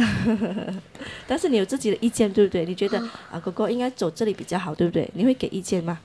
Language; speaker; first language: Chinese; native; Chinese